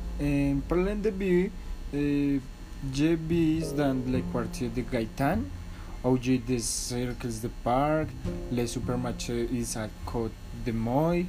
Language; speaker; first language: French; non-native, learner; Spanish